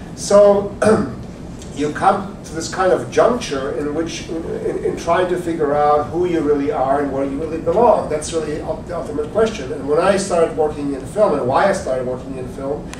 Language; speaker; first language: English; early bilingual, other home language; Czech